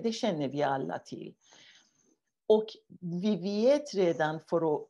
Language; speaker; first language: Swedish; non-native, fluent; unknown